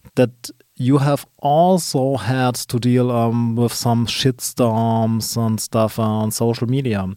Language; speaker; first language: English; non-native, fluent; German